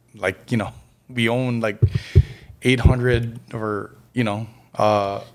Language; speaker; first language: English; early bilingual, other home language; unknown